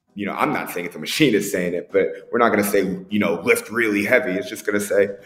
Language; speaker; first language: English; native; English